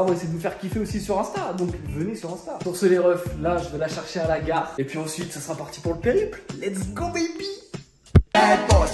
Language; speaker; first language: French; native; French